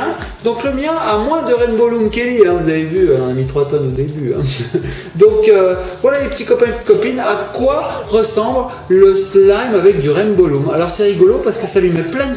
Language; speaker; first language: French; native; French